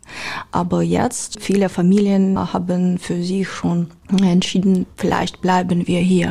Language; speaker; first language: German; non-native, learner; Ukrainian